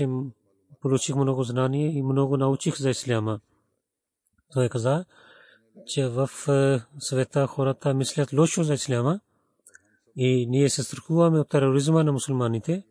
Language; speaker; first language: Bulgarian; non-native, learner; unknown